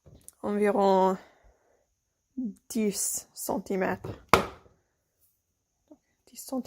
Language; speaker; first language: French; non-native, fluent; English